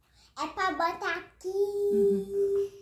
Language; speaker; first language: Portuguese; early bilingual, other home language; Haitian Creole